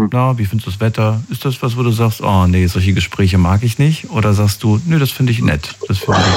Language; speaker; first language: German; native; German